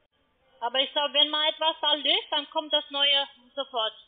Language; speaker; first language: German; non-native, learner; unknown